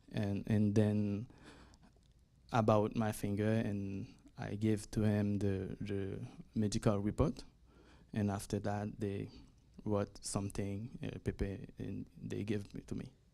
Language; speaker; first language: English; non-native, learner; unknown